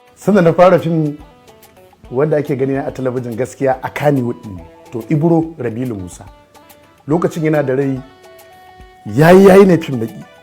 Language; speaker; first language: Hausa; native; Hausa